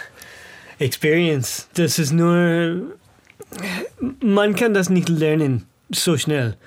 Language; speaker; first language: German; non-native, learner; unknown